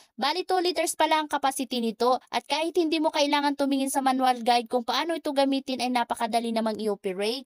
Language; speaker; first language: Filipino; native; Filipino